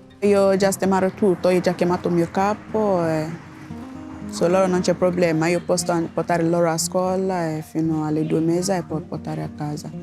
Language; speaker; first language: Italian; non-native, learner; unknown